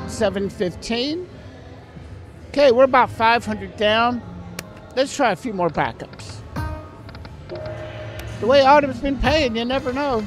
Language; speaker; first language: English; native; English